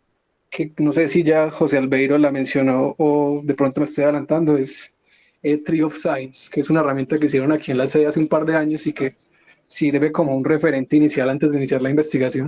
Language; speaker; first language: Spanish; native; Spanish